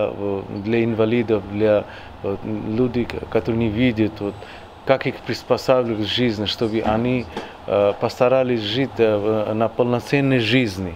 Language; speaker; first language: Russian; non-native, fluent; Bangla